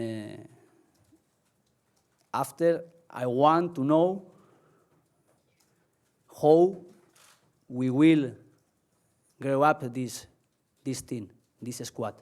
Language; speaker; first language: English; non-native, learner; Spanish